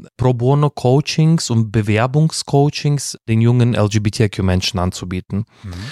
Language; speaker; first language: German; non-native, fluent; Russian